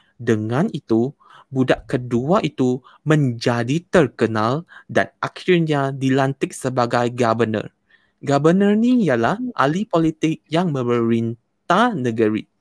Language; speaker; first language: Malay; non-native, local second language; Chinese